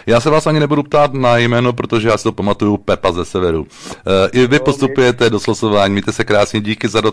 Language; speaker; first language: Czech; native; Czech